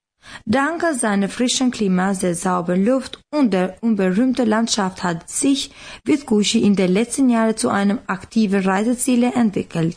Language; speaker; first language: German; non-native, learner; Albanian